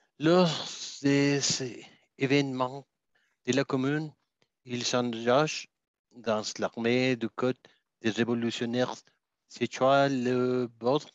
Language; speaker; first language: French; non-native, learner; Spanish